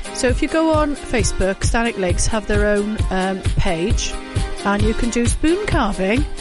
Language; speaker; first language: English; native; English